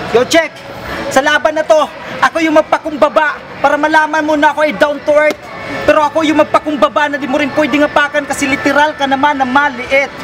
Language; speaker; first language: Filipino; non-native, local second language; Cebuano